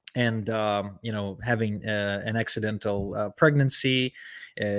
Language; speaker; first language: English; early bilingual, other home language; Ukrainian